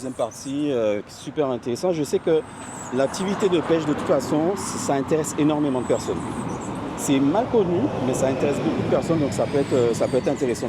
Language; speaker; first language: French; native; French